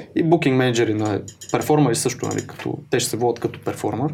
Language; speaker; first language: Bulgarian; native; Bulgarian